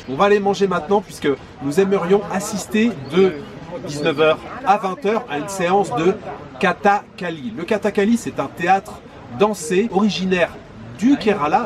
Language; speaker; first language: French; native; French